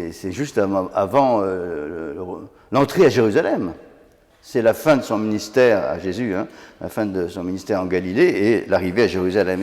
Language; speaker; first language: French; native; French